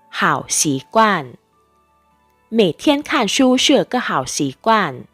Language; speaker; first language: Chinese; non-native, fluent; Thai